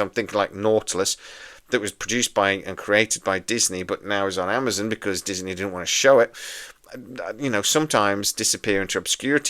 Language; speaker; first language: English; native; English